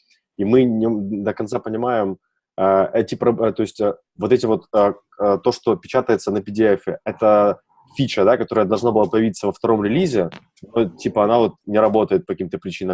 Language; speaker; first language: Russian; native; Russian